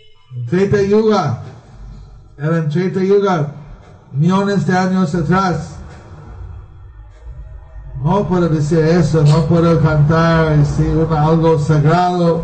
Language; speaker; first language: Spanish; non-native, learner; Bangla